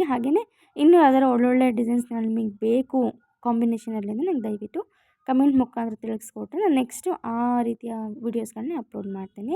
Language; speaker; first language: Kannada; native; Kannada